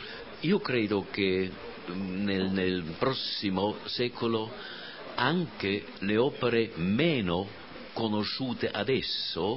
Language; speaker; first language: Italian; non-native, fluent; German